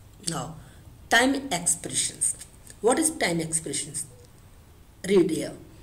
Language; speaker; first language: English; non-native, local second language; Hindi